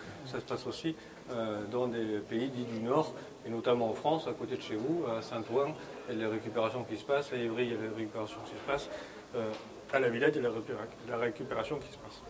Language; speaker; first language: French; native; French